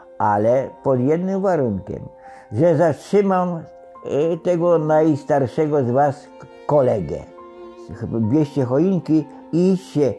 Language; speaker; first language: Polish; native; Polish